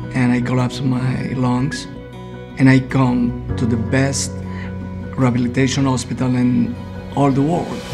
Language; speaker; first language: English; non-native, learner; Spanish